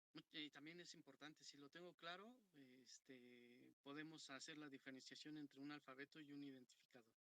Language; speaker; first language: Spanish; native; Spanish